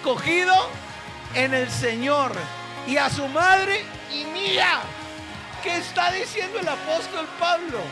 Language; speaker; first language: Spanish; native; Spanish